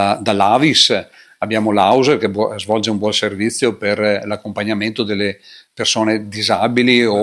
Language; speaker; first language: Italian; native; Italian